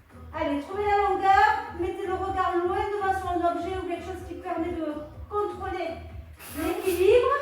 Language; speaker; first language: French; native; French